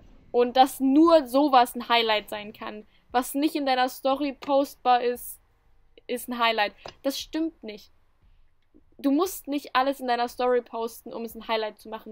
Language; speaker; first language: German; native; German